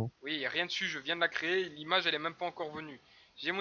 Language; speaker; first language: French; native; French